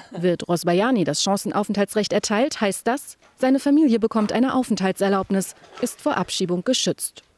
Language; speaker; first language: German; native; German